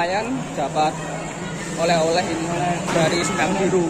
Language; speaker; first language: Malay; non-native, local second language; Javanese